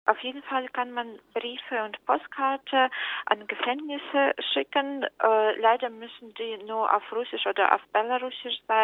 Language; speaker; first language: German; non-native, fluent; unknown